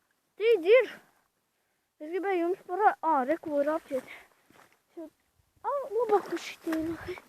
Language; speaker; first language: Latvian; non-native, local second language; Russian